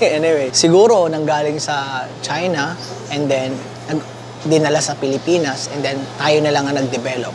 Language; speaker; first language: Filipino; native; Filipino